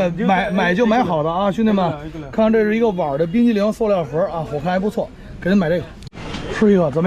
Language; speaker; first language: Chinese; native; Chinese